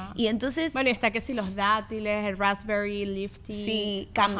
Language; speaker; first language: Spanish; native; Spanish